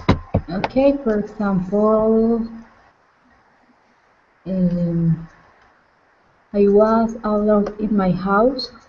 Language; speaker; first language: English; non-native, learner; Spanish